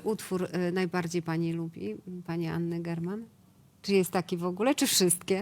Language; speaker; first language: Polish; native; Polish